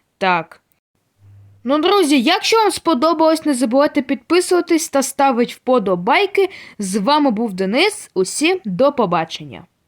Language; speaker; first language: Ukrainian; native; Ukrainian